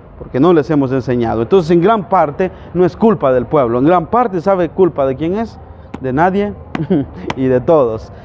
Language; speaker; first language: Spanish; native; Spanish